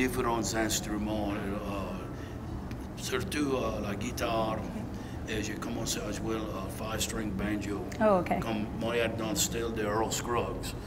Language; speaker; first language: French; non-native, local second language; English